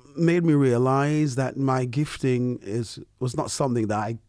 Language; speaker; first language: English; early bilingual, other home language; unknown